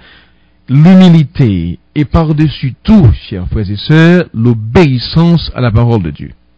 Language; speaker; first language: French; non-native, local second language; Haitian Creole